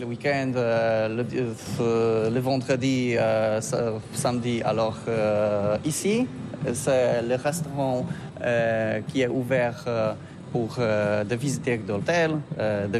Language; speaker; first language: French; non-native, learner; Polish